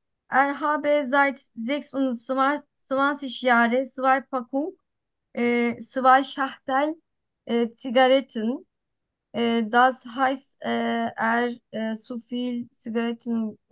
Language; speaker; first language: German; non-native, learner; Turkish